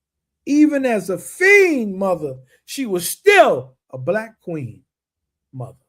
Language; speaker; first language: English; native; English